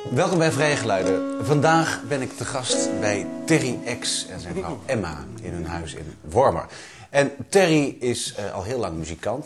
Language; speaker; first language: Dutch; native; Dutch